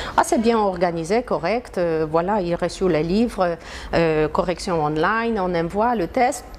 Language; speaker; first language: French; non-native, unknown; Polish